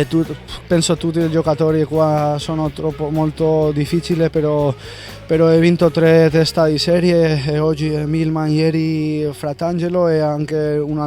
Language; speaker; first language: Italian; non-native, learner; Spanish